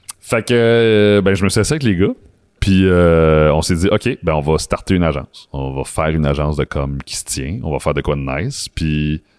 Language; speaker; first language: French; native; French